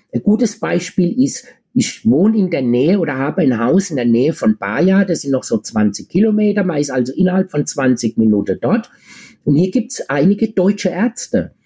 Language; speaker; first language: German; native; German